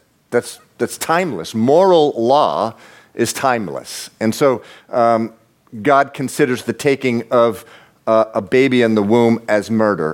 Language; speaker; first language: English; native; English